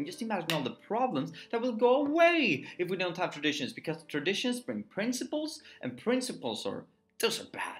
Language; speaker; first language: English; non-native, fluent; Swedish